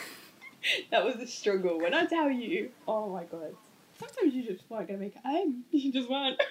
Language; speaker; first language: English; native; English